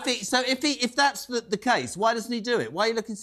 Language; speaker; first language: English; native; English